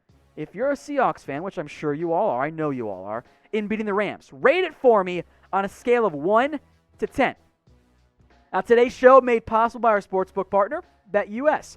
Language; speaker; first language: English; native; English